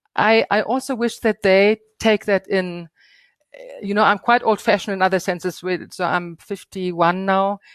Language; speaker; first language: English; non-native, fluent; German